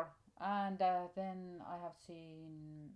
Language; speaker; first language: English; non-native, learner; Finnish